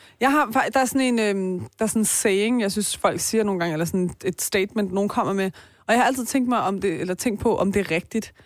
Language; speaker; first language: Danish; early bilingual, other home language; Persian